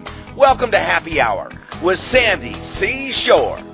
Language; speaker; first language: English; native; English